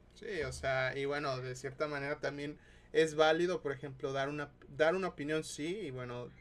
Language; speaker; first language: Spanish; native; Spanish